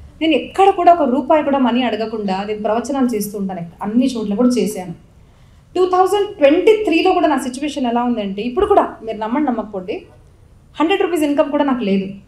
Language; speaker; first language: Telugu; non-native, local second language; Marathi